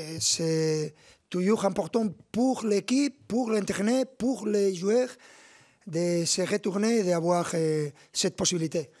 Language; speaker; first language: French; non-native, fluent; Spanish